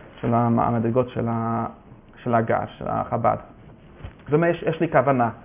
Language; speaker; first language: Hebrew; non-native, fluent; Yiddish